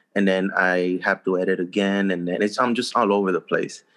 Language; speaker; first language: English; early bilingual, other home language; Spanish